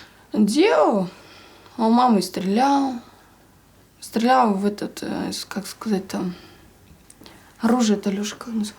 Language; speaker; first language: Russian; native; Russian